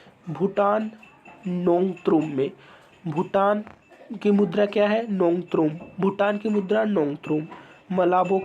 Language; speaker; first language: Hindi; native; Hindi